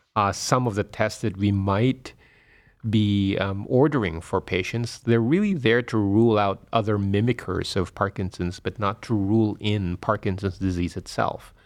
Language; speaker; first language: English; non-native, local second language; Filipino